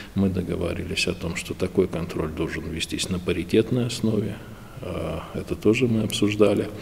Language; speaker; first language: Russian; native; Russian